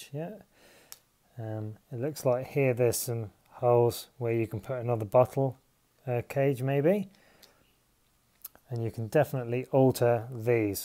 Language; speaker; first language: English; native; English